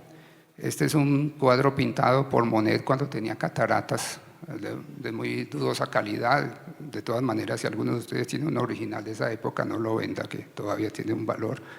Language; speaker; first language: Spanish; native; Spanish